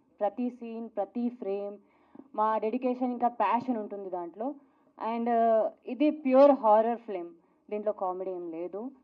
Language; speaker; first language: Telugu; non-native, local second language; Marathi